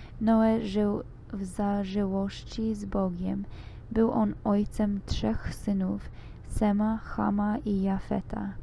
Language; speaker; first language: Polish; non-native, learner; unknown